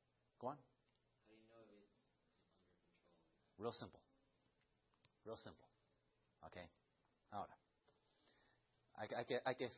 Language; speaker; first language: Spanish; early bilingual, heritage; Spanish